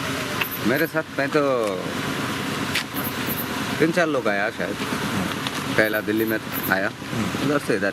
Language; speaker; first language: Hindi; non-native, learner; Bangla